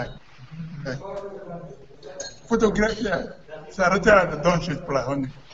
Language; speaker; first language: Romanian; non-native, learner; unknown